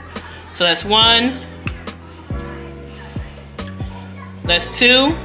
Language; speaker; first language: English; native; English